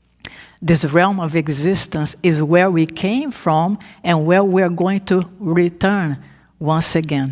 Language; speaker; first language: English; non-native, fluent; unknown